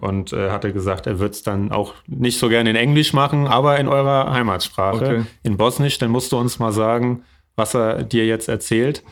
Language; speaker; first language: German; native; German